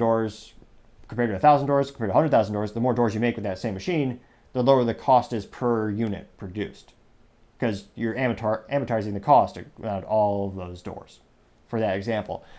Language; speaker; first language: English; native; English